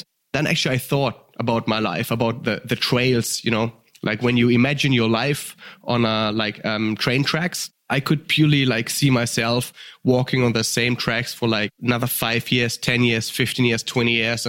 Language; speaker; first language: English; non-native, fluent; German